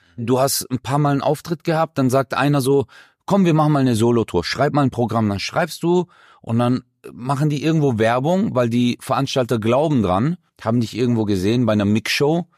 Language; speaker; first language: German; early bilingual, other home language; Turkish